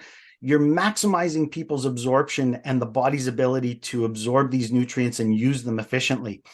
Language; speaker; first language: English; native; English